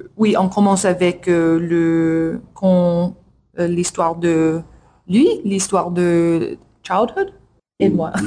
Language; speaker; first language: French; non-native, learner; English